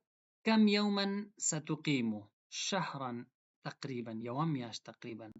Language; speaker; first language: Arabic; non-native, fluent; Pashto